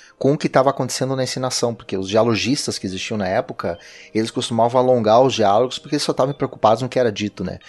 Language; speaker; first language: Portuguese; native; Portuguese